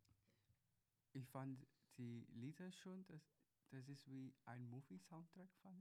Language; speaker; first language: German; early bilingual, other home language; Chinese